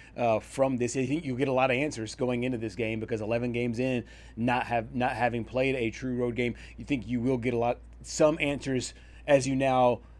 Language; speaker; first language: English; native; English